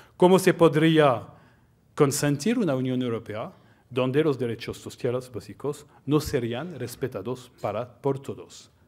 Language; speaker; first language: Spanish; non-native, fluent; French